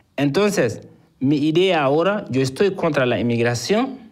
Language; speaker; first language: Spanish; non-native, fluent; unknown